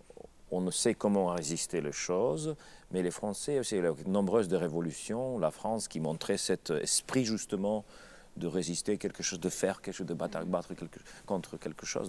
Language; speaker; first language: French; non-native, fluent; Russian